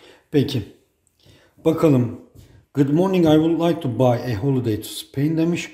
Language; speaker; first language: English; non-native, fluent; Turkish